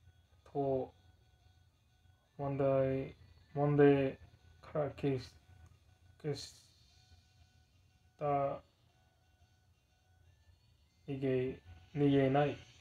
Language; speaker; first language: Japanese; non-native, learner; English